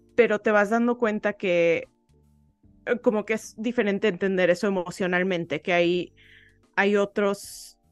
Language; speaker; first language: Spanish; early bilingual, heritage; Spanish